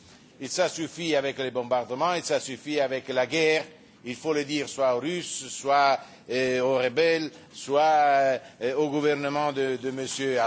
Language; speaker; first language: French; non-native, fluent; Italian